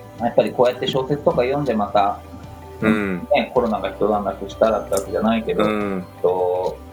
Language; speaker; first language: Japanese; native; Japanese